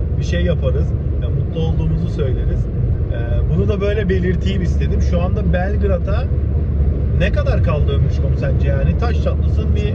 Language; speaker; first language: Turkish; early bilingual, heritage; Turkish